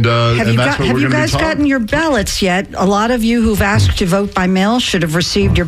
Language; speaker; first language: English; native; English